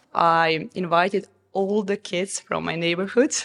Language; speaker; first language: English; non-native, fluent; Serbian